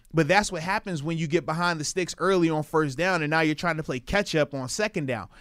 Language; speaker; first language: English; native; English